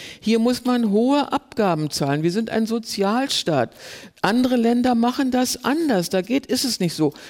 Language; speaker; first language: German; native; German